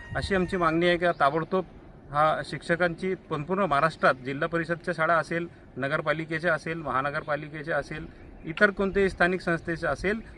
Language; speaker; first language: Marathi; non-native, local second language; Urdu